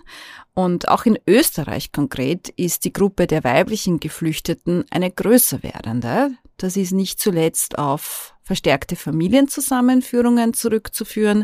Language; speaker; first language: German; native; German